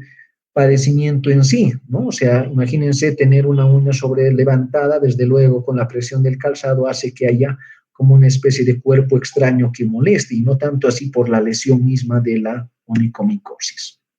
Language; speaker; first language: Spanish; native; Spanish